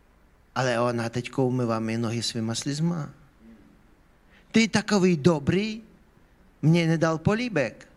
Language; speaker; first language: Czech; non-native, fluent; Ukrainian